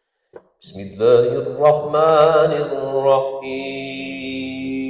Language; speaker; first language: Arabic; native; Arabic